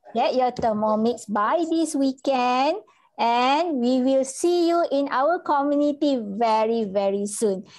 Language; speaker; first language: English; non-native, local second language; Malay